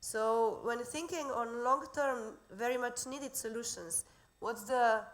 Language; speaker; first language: English; non-native, fluent; Slovenian